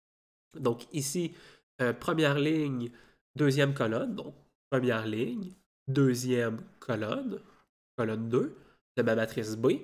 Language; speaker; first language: French; native; French